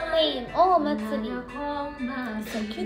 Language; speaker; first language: English; non-native, learner; Indonesian